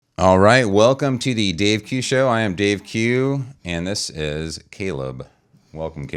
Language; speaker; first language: English; native; English